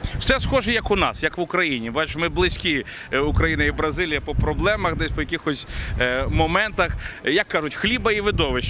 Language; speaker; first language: Ukrainian; native; Ukrainian